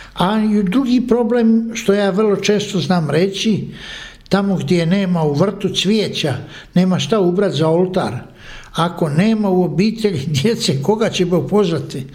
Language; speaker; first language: Croatian; native; Croatian